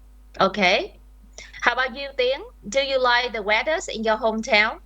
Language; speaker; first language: English; non-native, fluent; Vietnamese